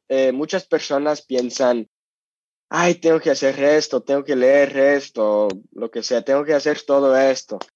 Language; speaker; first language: Spanish; non-native, fluent; English